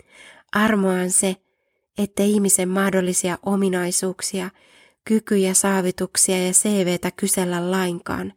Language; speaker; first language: Finnish; native; Finnish